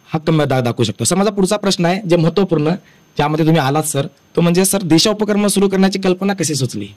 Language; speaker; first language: Marathi; native; Marathi